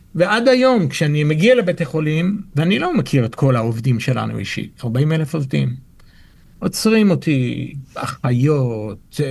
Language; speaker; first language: Hebrew; non-native, fluent; English